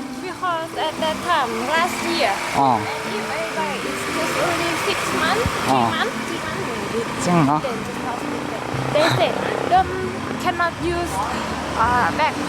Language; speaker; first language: English; non-native, learner; Thai